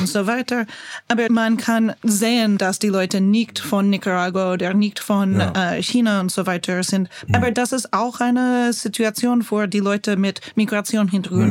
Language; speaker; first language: German; non-native, learner; English